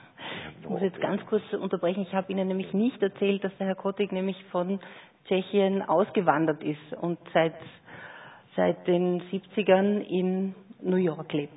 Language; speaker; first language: German; native; German